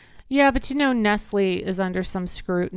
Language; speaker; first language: English; native; English